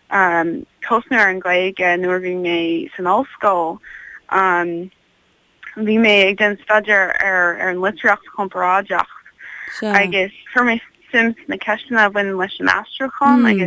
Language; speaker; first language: Irish; non-native, learner; English